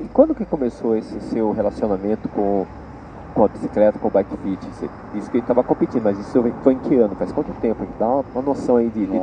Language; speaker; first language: Portuguese; native; Portuguese